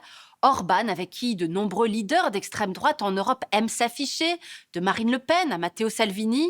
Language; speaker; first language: French; native; French